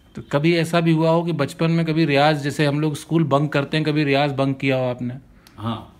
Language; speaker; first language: Hindi; native; Hindi